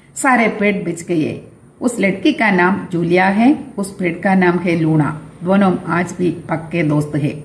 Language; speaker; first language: Hindi; non-native, local second language; Malayalam